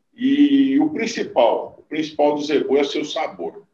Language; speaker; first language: Portuguese; native; Portuguese